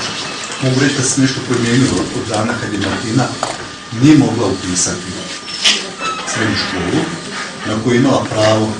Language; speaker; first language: Croatian; native; Croatian